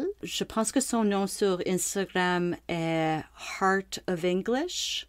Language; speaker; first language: French; non-native, local second language; English